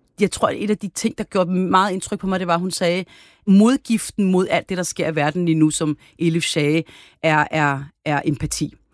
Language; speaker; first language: Danish; early bilingual, other home language; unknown